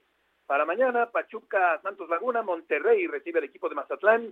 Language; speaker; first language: Spanish; native; Spanish